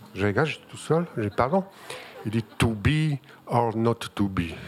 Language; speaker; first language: French; non-native, fluent; Bosnian